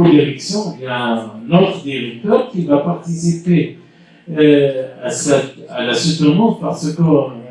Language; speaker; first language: French; non-native, local second language; Arabic